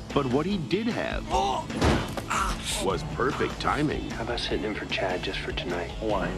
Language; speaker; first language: English; native; English